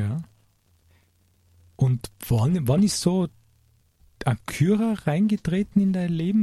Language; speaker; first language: German; native; German